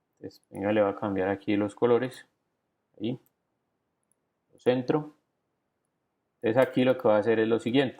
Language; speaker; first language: Spanish; native; Spanish